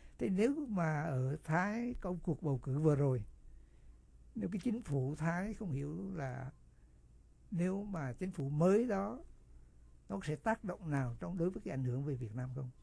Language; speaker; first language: Vietnamese; native; Vietnamese